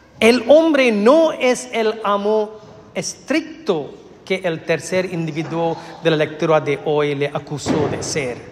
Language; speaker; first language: Spanish; non-native, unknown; Malayalam